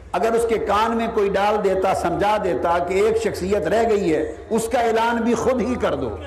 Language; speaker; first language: Urdu; non-native, local second language; Punjabi